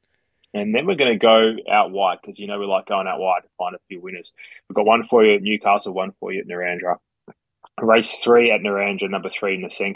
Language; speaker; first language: English; native; English